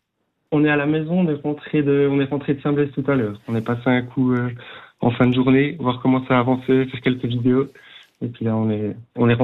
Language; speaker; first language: French; native; French